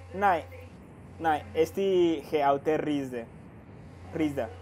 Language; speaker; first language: Greek; non-native, fluent; Spanish